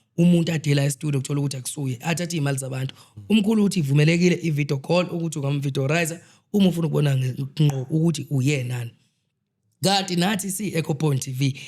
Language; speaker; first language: Zulu; native; Zulu